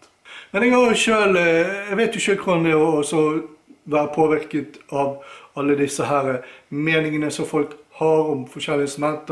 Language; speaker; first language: Norwegian; native; Norwegian